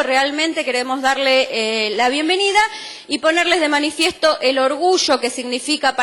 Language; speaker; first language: Spanish; native; Spanish